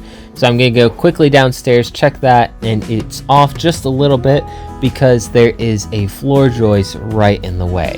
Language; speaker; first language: English; native; English